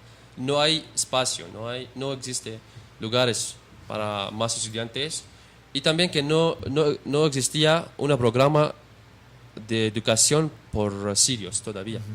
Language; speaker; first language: Spanish; non-native, learner; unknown